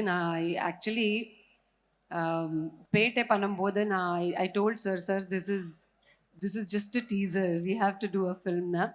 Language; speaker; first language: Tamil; non-native, fluent; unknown